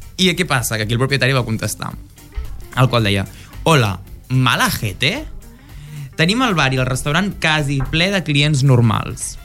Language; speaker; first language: Catalan; non-native, local second language; Spanish